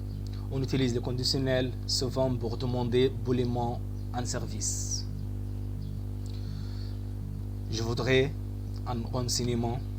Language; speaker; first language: French; non-native, fluent; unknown